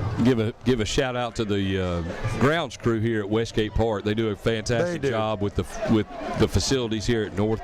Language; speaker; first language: English; native; English